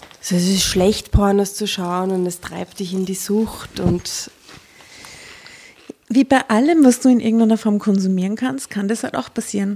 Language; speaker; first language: German; native; German